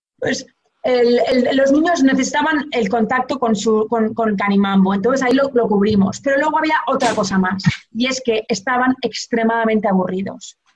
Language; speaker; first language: Spanish; early bilingual, heritage; Portuguese